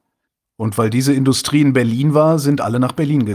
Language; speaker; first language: German; native; German